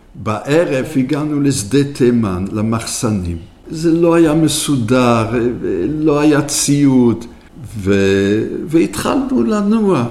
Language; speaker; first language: Hebrew; early bilingual, other home language; French